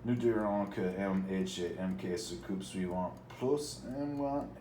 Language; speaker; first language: French; non-native, learner; English